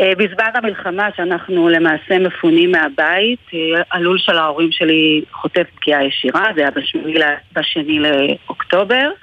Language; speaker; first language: Hebrew; native; Hebrew